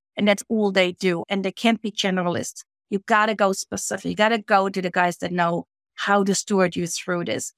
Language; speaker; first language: English; non-native, fluent; German